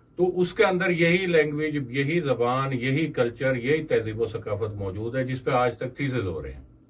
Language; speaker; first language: Urdu; non-native, local second language; Haryanvi